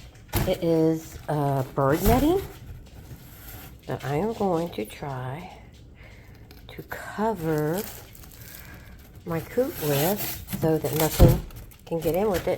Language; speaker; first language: English; native; English